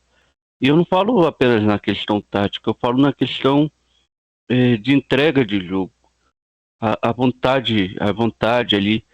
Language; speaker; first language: Portuguese; native; Portuguese